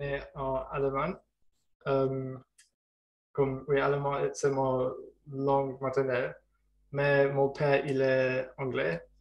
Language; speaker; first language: French; non-native, learner; German